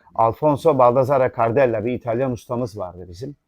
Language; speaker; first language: Turkish; native; Turkish